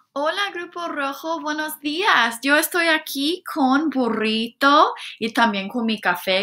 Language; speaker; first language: Spanish; non-native, fluent; English